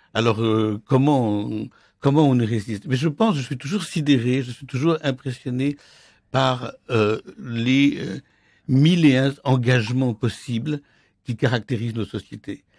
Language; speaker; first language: French; native; French